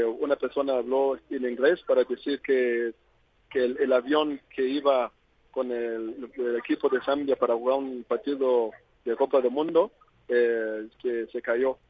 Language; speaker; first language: Spanish; non-native, learner; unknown